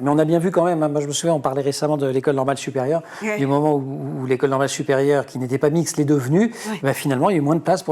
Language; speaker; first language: French; native; French